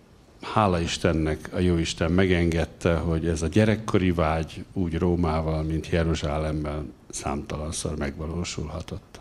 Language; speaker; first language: Hungarian; native; Hungarian